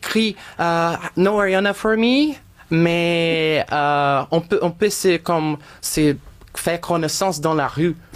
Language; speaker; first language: French; non-native, fluent; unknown